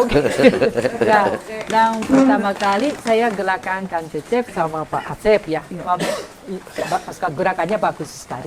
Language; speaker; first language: Indonesian; non-native, fluent; Japanese